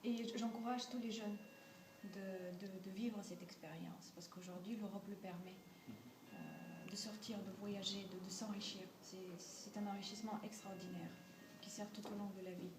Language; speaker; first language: French; non-native, fluent; Bulgarian